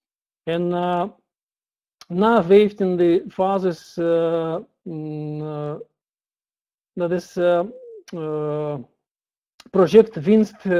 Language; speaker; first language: Dutch; non-native, learner; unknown